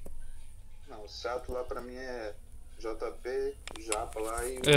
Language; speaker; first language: Portuguese; native; Portuguese